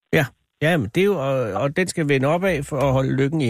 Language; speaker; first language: Danish; native; Danish